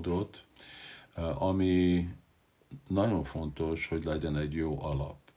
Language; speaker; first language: Hungarian; non-native, fluent; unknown